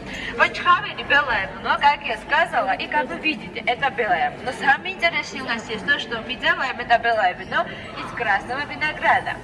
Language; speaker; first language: Russian; non-native, fluent; Georgian